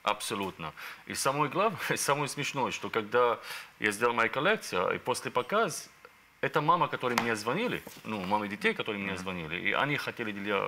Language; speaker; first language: Russian; non-native, learner; Arabic